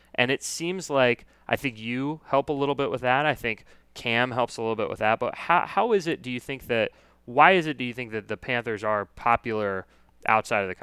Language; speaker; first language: English; native; English